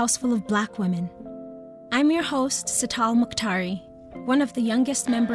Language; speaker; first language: English; non-native, local second language; Hausa